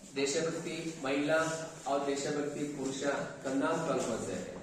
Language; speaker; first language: Hindi; non-native, local second language; Kannada